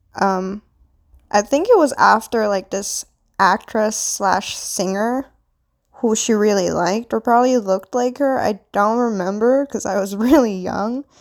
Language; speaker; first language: English; non-native, local second language; Filipino